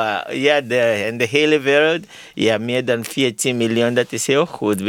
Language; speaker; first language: Dutch; non-native, learner; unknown